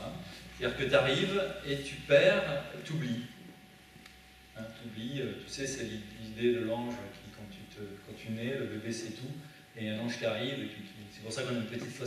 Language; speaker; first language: French; native; French